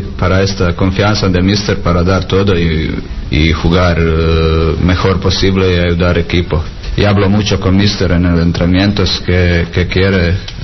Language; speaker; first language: Spanish; non-native, learner; Croatian